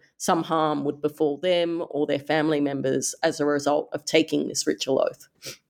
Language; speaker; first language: English; native; English